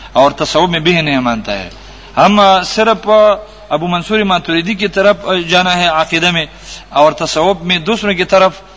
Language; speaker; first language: Urdu; non-native, local second language; Pashto